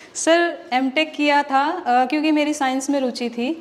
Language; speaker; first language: Hindi; native; Hindi